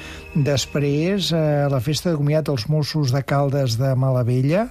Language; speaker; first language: Catalan; native; Catalan